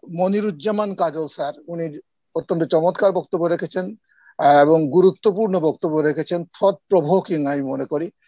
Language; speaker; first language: Bangla; non-native, local second language; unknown